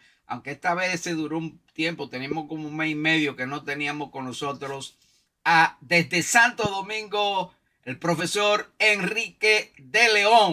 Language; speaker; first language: Spanish; native; Spanish